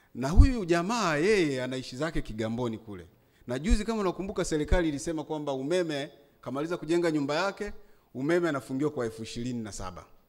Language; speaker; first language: Swahili; native; Swahili